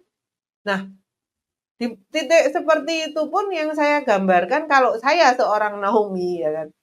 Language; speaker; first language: Indonesian; native; Indonesian